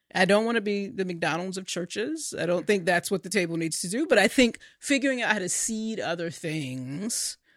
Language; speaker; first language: English; native; English